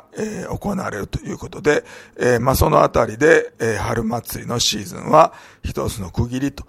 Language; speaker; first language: Japanese; native; Japanese